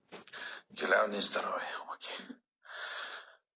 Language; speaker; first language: Russian; non-native, learner; Uzbek